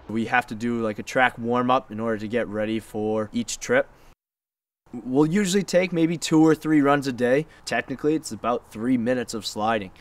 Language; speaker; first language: English; native; English